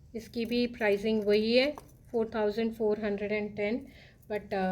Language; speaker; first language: Hindi; non-native, local second language; Telugu